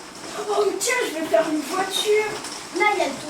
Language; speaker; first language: French; native; French